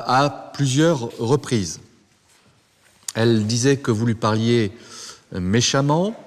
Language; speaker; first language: French; native; French